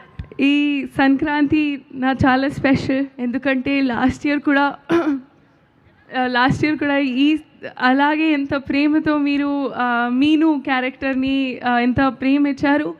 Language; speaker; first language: Telugu; non-native, learner; Hindi